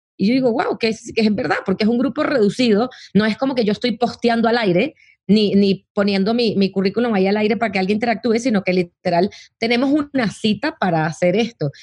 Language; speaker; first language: Spanish; native; Spanish